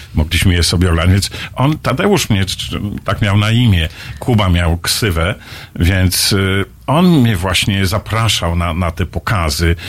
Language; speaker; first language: Polish; native; Polish